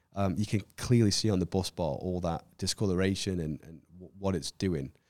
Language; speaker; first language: English; native; English